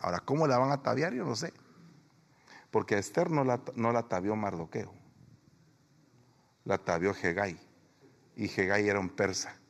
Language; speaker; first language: Spanish; native; Spanish